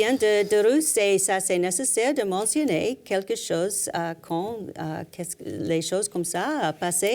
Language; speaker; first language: French; non-native, learner; English